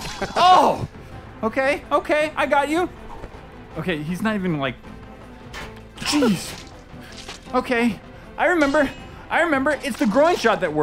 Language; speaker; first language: English; native; English